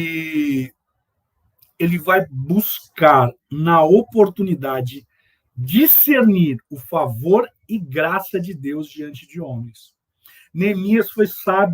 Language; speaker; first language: Portuguese; native; Portuguese